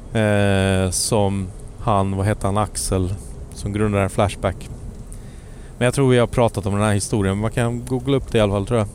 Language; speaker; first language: Swedish; native; Swedish